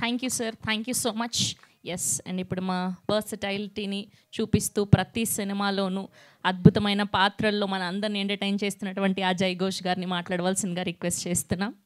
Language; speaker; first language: Telugu; native; Telugu